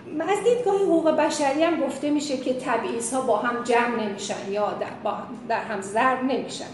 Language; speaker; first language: Persian; non-native, local second language; Azerbaijani